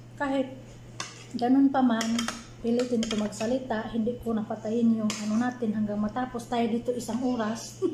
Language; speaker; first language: Filipino; non-native, local second language; Cebuano